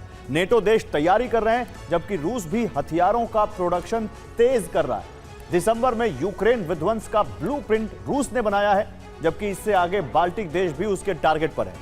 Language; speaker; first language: Hindi; native; Hindi